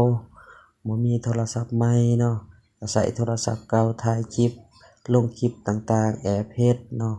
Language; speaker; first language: Thai; non-native, local second language; Lao